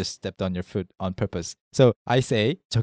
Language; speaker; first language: English; non-native, fluent; Korean